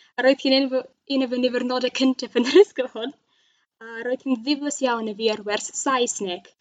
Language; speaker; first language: Welsh; non-native, fluent; Russian